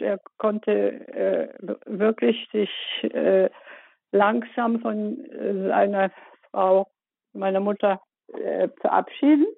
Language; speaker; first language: German; early bilingual, other home language; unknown